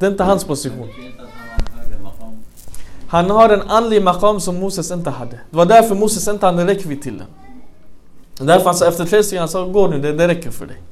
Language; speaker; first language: Swedish; non-native, fluent; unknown